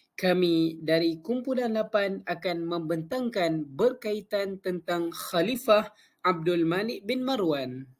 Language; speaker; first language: Malay; native; Malay